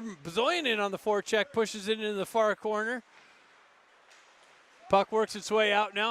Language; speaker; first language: English; native; English